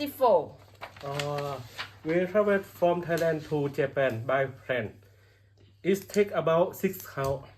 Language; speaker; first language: English; non-native, learner; Thai